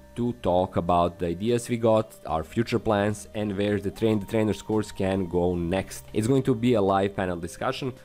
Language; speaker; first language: English; non-native, fluent; Serbian